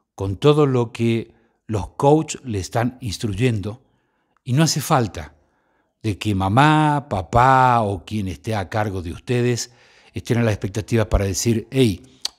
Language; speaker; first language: Spanish; native; Spanish